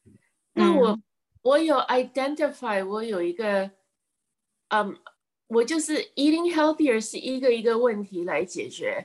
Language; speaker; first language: Chinese; early bilingual, heritage; English